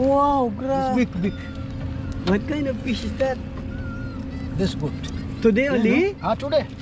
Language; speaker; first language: English; non-native, learner; Filipino